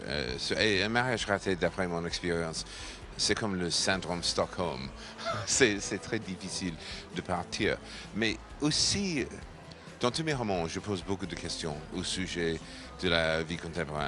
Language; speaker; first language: French; non-native, fluent; English